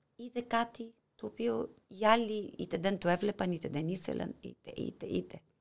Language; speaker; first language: Greek; non-native, fluent; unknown